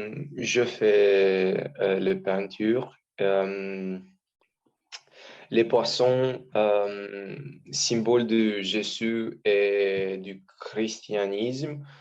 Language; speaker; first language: French; non-native, learner; Romanian